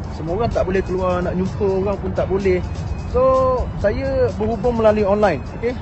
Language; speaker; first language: Malay; native; Malay